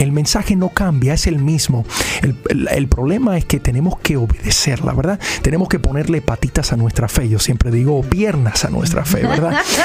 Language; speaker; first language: Spanish; early bilingual, heritage; Spanish